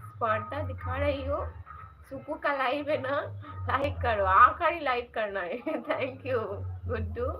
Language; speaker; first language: Hindi; non-native, local second language; Bangla